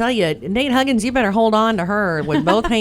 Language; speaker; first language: English; native; English